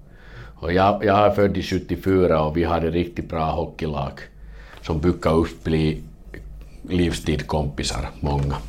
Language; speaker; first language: Swedish; non-native, learner; Finnish